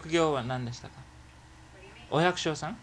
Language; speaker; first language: Japanese; early bilingual, heritage; Japanese